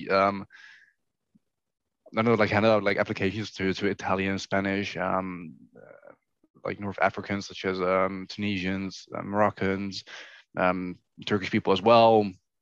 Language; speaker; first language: English; non-native, fluent; Dutch